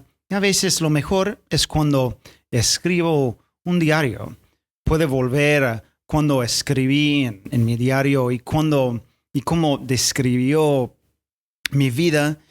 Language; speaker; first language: Spanish; non-native, fluent; English